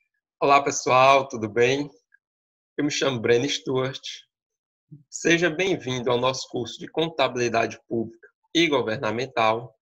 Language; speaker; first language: Portuguese; native; Portuguese